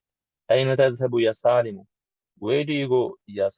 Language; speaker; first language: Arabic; non-native, learner; English